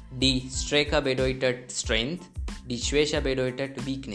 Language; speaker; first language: German; non-native, learner; Hindi